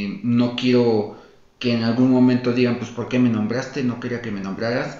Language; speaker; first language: Spanish; native; Spanish